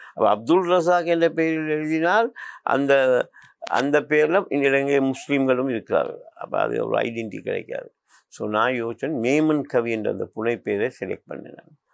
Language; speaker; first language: Tamil; non-native, local second language; Memoni